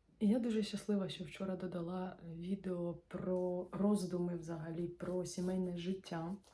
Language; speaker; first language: Ukrainian; non-native, local second language; Russian